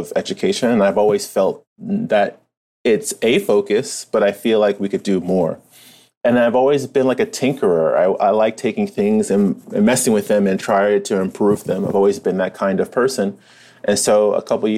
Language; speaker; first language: English; native; English